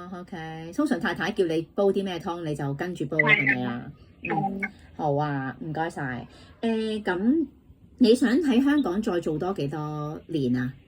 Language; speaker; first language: Cantonese; native; Cantonese